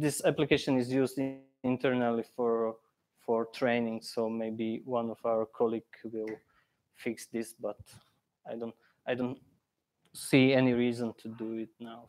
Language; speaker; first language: English; non-native, fluent; Slovak